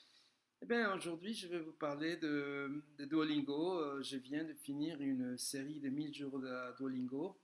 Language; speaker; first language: French; non-native, fluent; Spanish